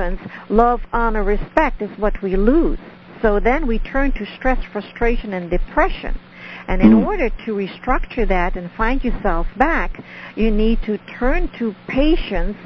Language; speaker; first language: English; non-native, fluent; Dutch